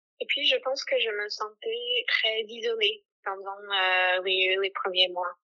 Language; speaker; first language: French; non-native, fluent; English